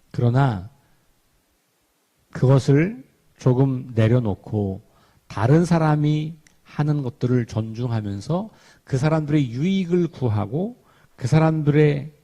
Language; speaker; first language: Korean; native; Korean